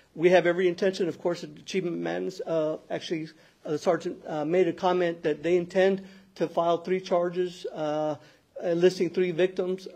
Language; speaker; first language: English; early bilingual, other home language; Spanish